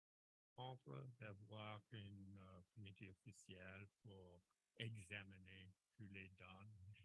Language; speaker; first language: French; non-native, local second language; English